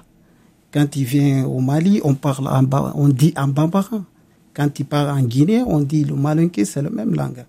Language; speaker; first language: French; non-native, local second language; Bambara